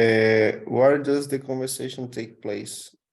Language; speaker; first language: English; non-native, learner; Portuguese